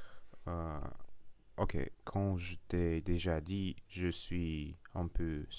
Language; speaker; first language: French; non-native, learner; Russian